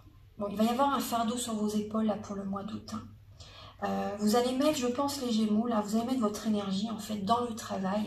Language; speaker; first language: French; native; French